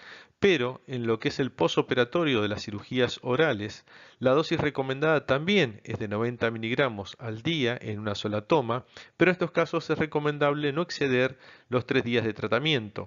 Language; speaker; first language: Spanish; native; Spanish